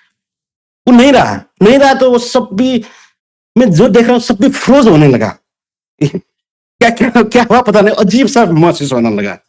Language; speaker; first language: Hindi; non-native, local second language; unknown